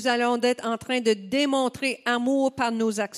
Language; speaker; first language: French; native; French